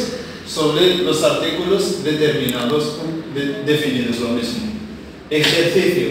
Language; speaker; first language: Spanish; non-native, fluent; Arabic